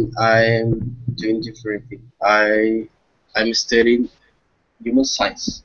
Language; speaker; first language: English; non-native, learner; Portuguese